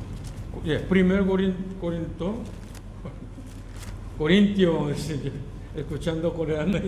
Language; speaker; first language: Spanish; non-native, fluent; Korean